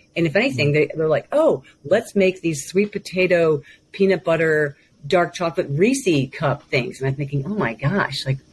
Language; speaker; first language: English; native; English